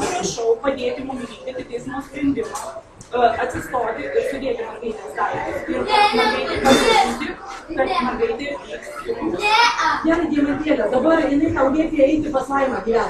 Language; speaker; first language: Lithuanian; native; Lithuanian